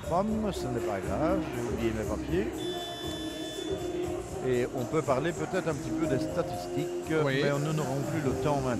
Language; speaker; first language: French; native; French